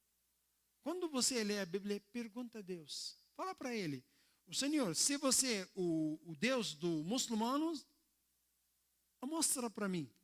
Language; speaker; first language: Portuguese; non-native, learner; Arabic